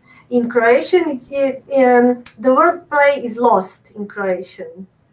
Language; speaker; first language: English; non-native, fluent; Croatian